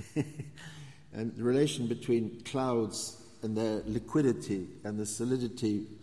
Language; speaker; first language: English; native; English